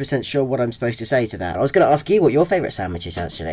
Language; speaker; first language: English; native; English